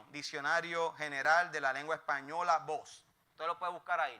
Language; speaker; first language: Spanish; native; Spanish